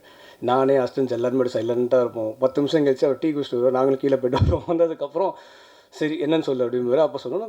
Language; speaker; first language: Tamil; native; Tamil